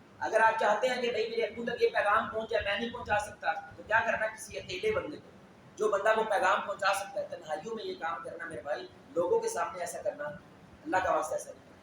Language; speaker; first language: Urdu; non-native, local second language; Punjabi